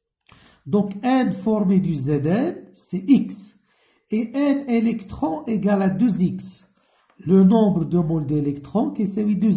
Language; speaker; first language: French; non-native, local second language; Arabic